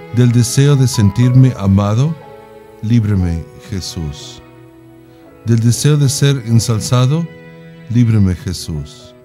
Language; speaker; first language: Spanish; non-native, fluent; English